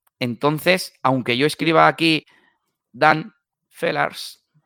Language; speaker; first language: Spanish; native; Spanish